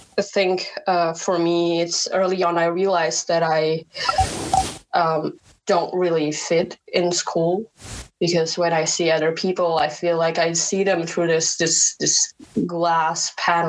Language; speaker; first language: English; non-native, fluent; Indonesian